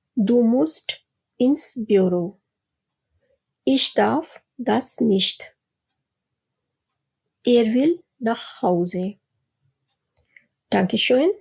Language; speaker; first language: German; non-native, fluent; Urdu